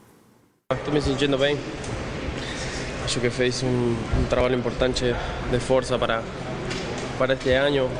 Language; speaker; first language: Portuguese; non-native, fluent; Spanish